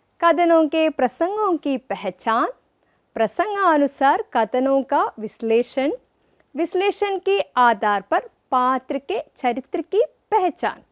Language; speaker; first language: Hindi; non-native, local second language; Malayalam